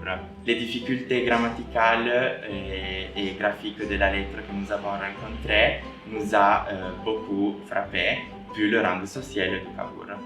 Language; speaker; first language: French; non-native, learner; Italian